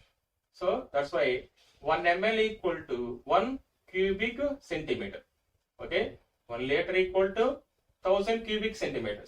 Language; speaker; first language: English; non-native, local second language; Telugu